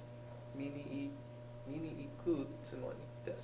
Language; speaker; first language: Japanese; non-native, learner; English